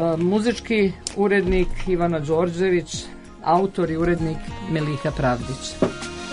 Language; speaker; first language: Serbian; native; Serbian